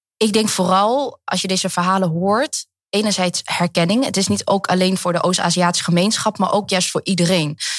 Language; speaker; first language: Dutch; early bilingual, other home language; Vietnamese